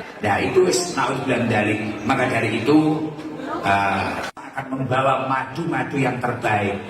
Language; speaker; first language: Indonesian; non-native, local second language; Javanese